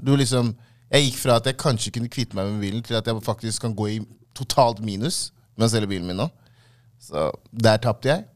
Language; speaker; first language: Norwegian; early bilingual, other home language; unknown